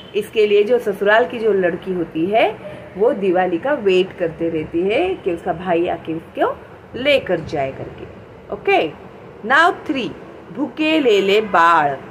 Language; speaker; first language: Hindi; non-native, local second language; Marathi